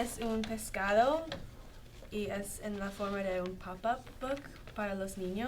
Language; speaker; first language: Spanish; non-native, learner; English